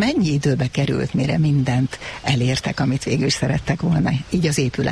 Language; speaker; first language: Hungarian; native; Hungarian